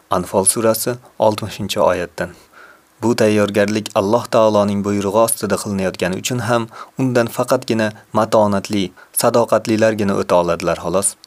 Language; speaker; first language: Uzbek; native; Uzbek